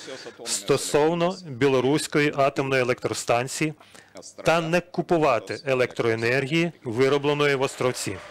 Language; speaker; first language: Ukrainian; non-native, learner; Lithuanian